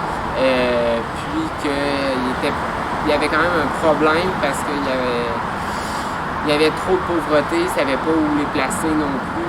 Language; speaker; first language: French; native; French